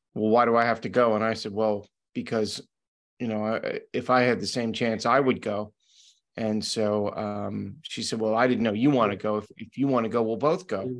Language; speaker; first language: English; native; English